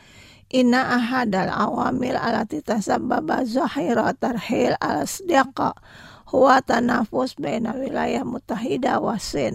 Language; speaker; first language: Arabic; non-native, fluent; Indonesian